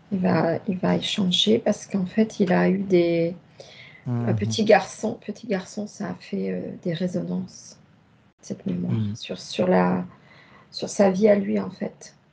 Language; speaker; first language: French; native; French